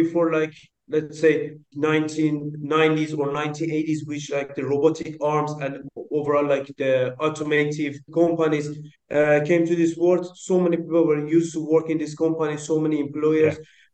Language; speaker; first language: English; non-native, local second language; Persian